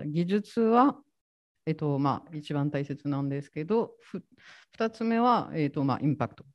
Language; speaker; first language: Japanese; non-native, fluent; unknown